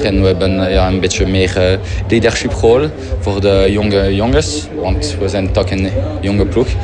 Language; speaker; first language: Dutch; non-native, fluent; French